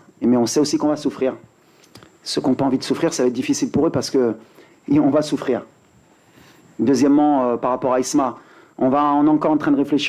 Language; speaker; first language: French; native; French